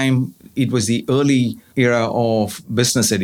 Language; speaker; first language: English; non-native, local second language; Tamil